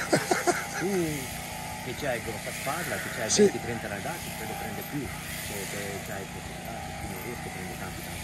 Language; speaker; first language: Italian; non-native, learner; Slovak